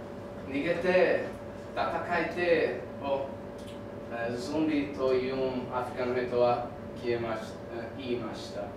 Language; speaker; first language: Japanese; non-native, learner; Portuguese